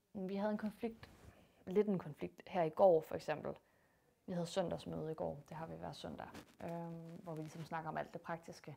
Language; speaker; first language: Danish; native; Danish